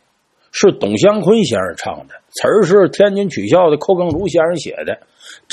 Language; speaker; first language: Chinese; native; Chinese